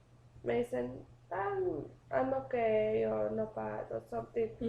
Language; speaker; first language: English; non-native, learner; Spanish